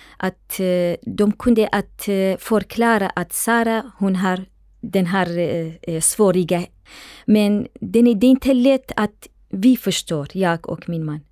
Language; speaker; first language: Swedish; non-native, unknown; Central Kurdish